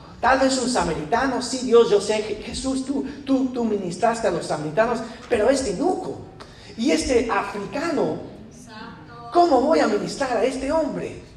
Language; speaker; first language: Spanish; non-native, fluent; English